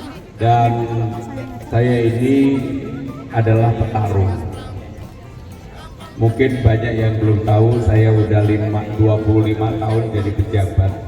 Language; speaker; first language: Indonesian; native; Indonesian